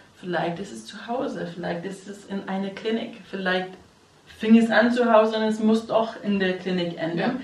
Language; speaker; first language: German; non-native, fluent; English